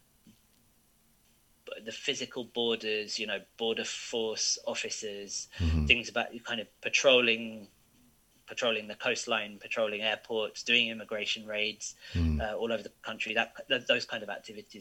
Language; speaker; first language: English; native; English